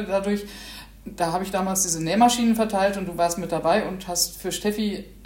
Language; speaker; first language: German; native; German